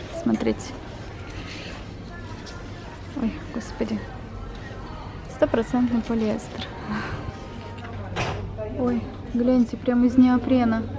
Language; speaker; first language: Russian; native; Russian